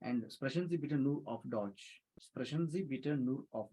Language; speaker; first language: German; non-native, fluent; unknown